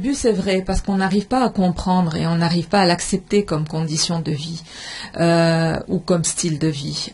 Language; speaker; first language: French; non-native, fluent; Arabic